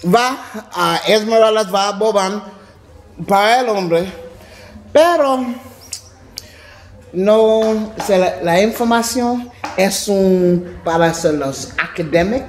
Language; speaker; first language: Spanish; non-native, learner; English